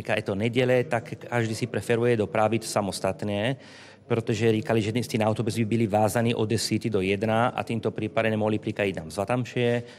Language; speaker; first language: Czech; non-native, fluent; Italian